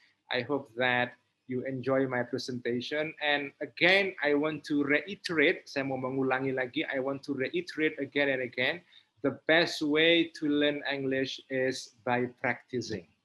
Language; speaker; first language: English; non-native, fluent; Indonesian